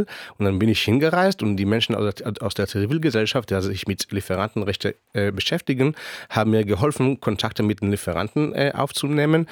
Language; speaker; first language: German; non-native, fluent; Hebrew